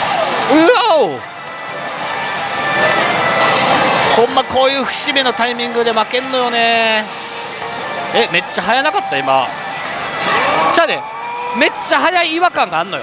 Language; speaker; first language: Japanese; native; Japanese